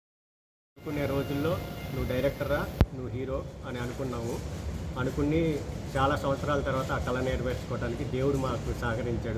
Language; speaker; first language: Telugu; native; Telugu